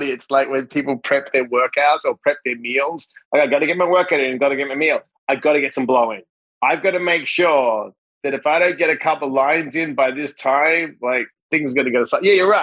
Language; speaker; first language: English; native; English